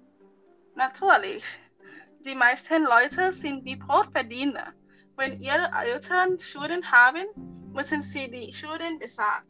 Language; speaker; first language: German; non-native, learner; Thai